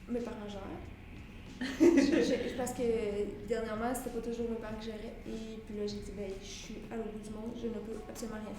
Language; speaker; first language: French; native; French